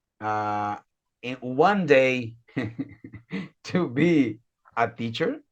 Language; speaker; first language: English; non-native, fluent; Portuguese